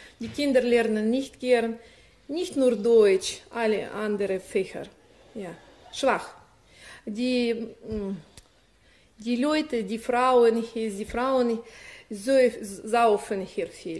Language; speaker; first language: German; non-native, learner; Russian